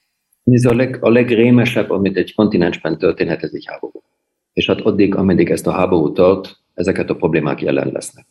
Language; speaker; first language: Hungarian; early bilingual, heritage; German